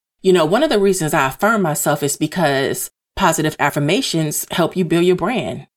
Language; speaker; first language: English; native; English